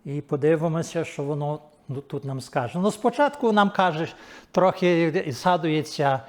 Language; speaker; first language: Ukrainian; early bilingual, heritage; Ukrainian